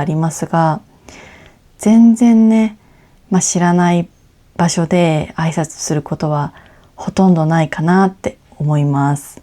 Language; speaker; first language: Japanese; native; Japanese